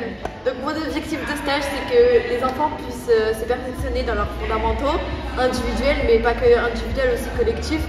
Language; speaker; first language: French; native; French